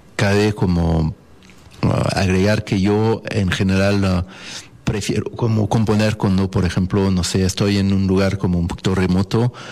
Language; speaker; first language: Spanish; non-native, fluent; French